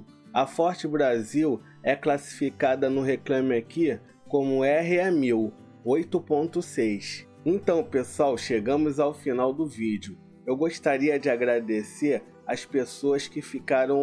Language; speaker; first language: Portuguese; native; Portuguese